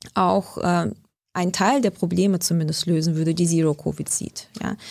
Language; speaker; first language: German; early bilingual, other home language; Lithuanian